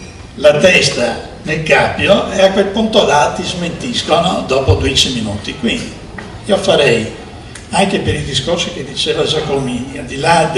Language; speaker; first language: Italian; native; Italian